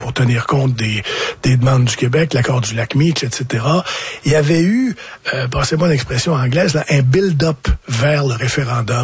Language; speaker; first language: French; native; French